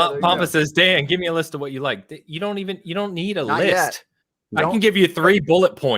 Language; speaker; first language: English; native; English